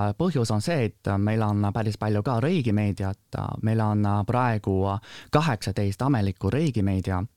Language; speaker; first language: Estonian; non-native, fluent; Chinese